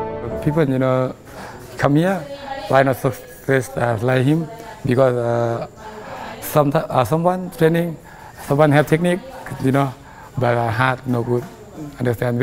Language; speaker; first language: English; non-native, learner; Thai